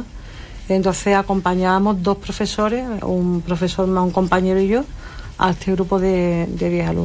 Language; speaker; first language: Spanish; native; Spanish